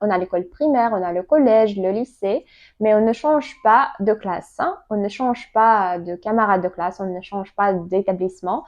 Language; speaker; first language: French; non-native, learner; Russian